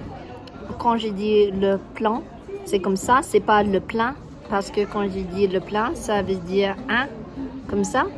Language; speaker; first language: French; non-native, learner; English